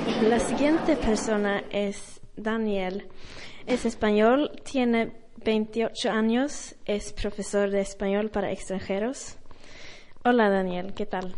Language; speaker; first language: Spanish; non-native, fluent; Swedish